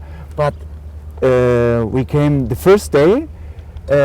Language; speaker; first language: English; non-native, learner; German